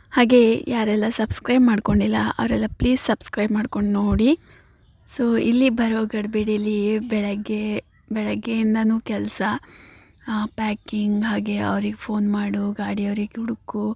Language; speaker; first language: Kannada; native; Kannada